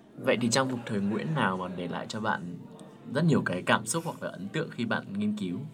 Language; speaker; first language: Vietnamese; native; Vietnamese